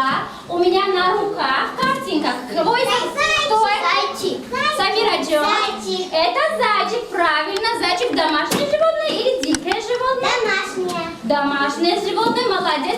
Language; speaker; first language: Russian; non-native, local second language; Tajik